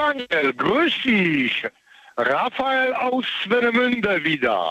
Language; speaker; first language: German; non-native, learner; Polish